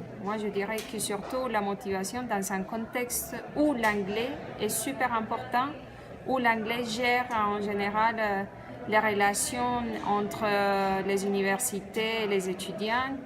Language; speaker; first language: French; non-native, fluent; Spanish